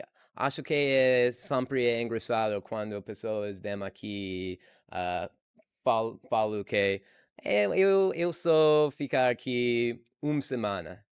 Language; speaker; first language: Portuguese; non-native, learner; English